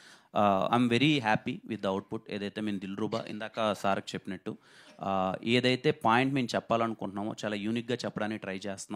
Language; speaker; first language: Telugu; native; Telugu